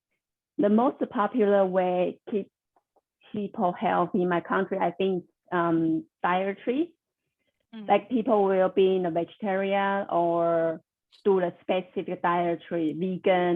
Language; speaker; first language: English; non-native, learner; Chinese